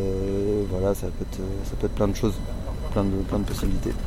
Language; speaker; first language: French; native; French